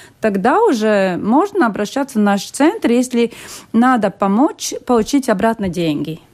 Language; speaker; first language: Russian; non-native, local second language; Latvian